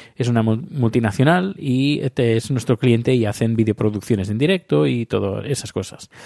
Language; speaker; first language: Spanish; native; Spanish